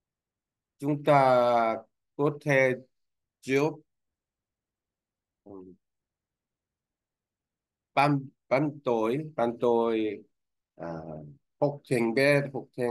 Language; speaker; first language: Vietnamese; non-native, learner; Korean